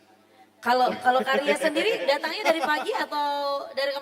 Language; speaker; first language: Indonesian; native; Indonesian